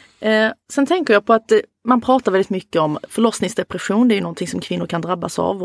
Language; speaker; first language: Swedish; native; Swedish